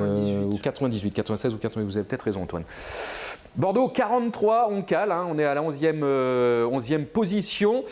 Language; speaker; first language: French; native; French